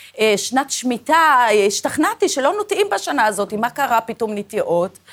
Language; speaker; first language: Hebrew; non-native, local second language; Arabic